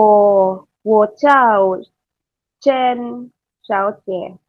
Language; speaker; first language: Chinese; non-native, learner; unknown